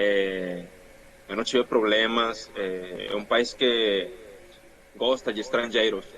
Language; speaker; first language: Portuguese; non-native, fluent; Spanish